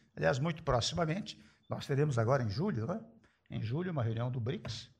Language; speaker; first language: Portuguese; early bilingual, other home language; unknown